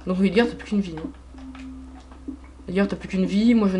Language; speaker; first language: French; native; French